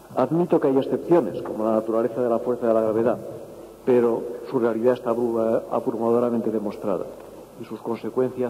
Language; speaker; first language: Spanish; native; Spanish